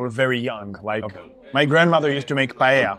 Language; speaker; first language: English; non-native, fluent; Hebrew